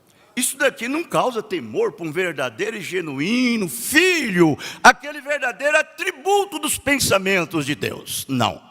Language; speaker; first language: Portuguese; native; Portuguese